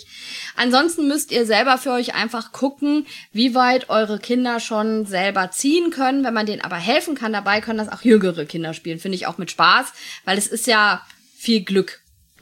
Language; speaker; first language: German; native; German